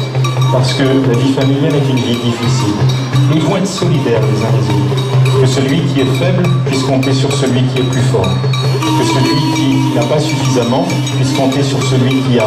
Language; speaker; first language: French; native; French